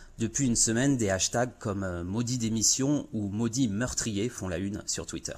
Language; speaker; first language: French; native; French